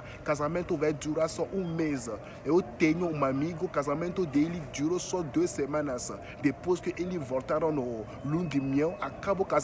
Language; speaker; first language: Portuguese; non-native, fluent; French